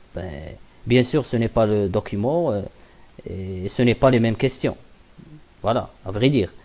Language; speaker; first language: French; non-native, local second language; Arabic